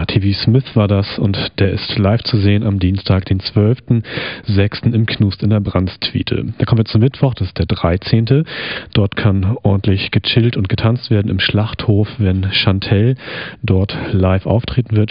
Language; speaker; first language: German; native; German